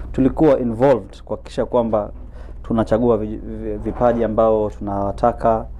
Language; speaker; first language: Swahili; native; Swahili